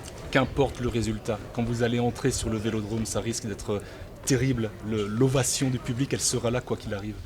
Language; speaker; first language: French; native; French